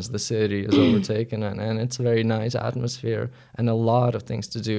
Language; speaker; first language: English; non-native, fluent; Latvian